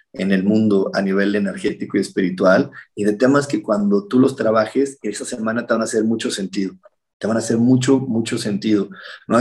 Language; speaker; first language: Spanish; native; Spanish